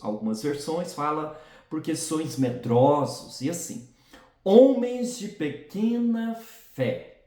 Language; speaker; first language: Portuguese; native; Portuguese